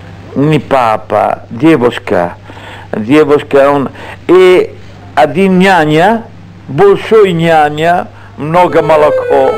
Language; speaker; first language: Russian; non-native, learner; Italian